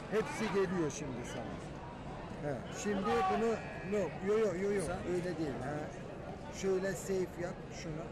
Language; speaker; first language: Turkish; early bilingual, heritage; Turkish